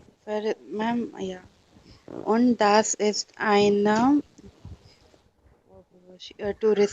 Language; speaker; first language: German; non-native, learner; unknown